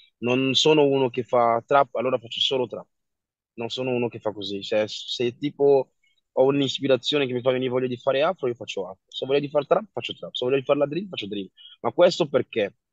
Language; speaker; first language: Italian; early bilingual, other home language; French